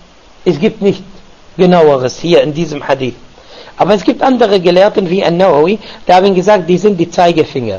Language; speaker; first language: German; non-native, fluent; Arabic